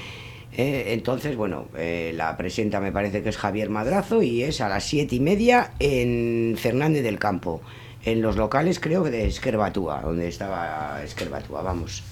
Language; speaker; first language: Spanish; native; Spanish